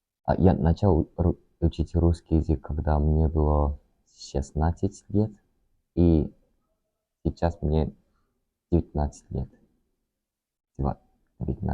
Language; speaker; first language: Russian; non-native, learner; Japanese